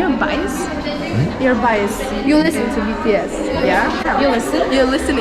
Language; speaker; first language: English; non-native, learner; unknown